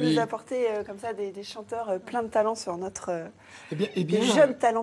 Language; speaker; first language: French; native; French